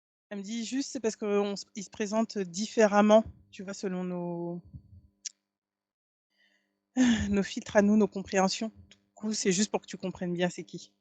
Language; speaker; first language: French; native; French